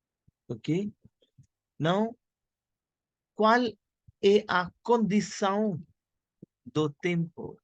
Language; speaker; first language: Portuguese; non-native, learner; Hindi